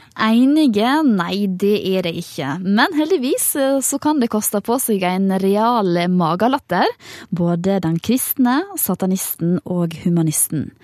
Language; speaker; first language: Norwegian; native; Norwegian